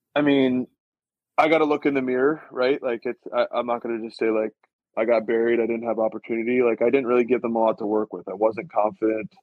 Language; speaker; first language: English; native; English